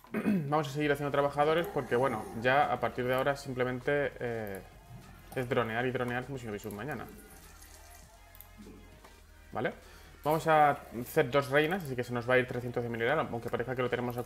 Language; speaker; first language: Spanish; native; Spanish